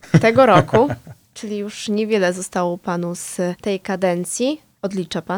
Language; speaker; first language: Polish; native; Polish